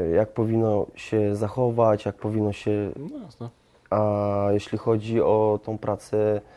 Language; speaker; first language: Polish; early bilingual, heritage; Polish